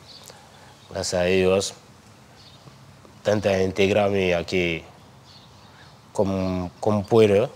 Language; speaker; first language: Spanish; non-native, learner; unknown